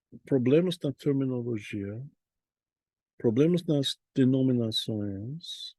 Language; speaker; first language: Portuguese; non-native, fluent; English